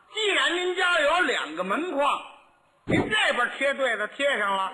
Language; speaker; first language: Chinese; native; Chinese